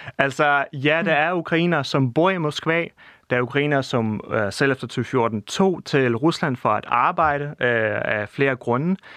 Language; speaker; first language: Danish; non-native, fluent; Russian